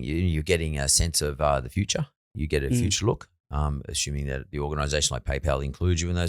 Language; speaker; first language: English; native; English